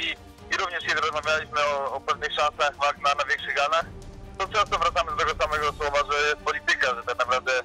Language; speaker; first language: Polish; native; Polish